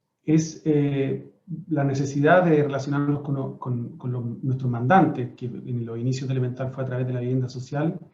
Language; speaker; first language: Spanish; native; Spanish